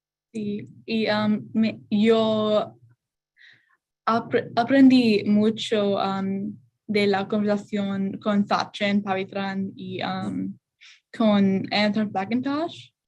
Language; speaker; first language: Spanish; non-native, learner; English